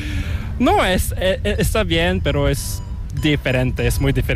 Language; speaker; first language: Spanish; non-native, fluent; Korean